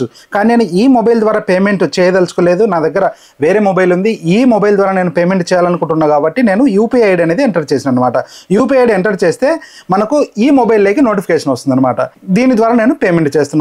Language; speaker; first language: Telugu; native; Telugu